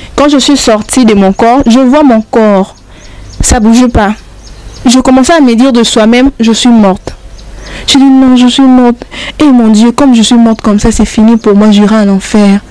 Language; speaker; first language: French; non-native, local second language; Lingala